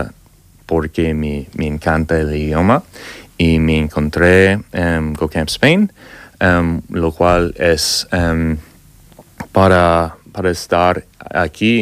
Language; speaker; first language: Spanish; non-native, learner; English